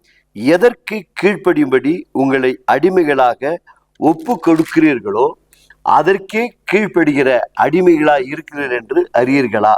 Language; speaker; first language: Tamil; native; Tamil